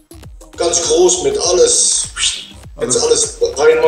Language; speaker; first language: German; non-native, learner; Dutch